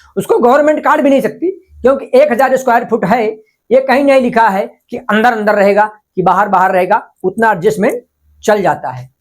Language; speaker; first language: Hindi; non-native, local second language; Marathi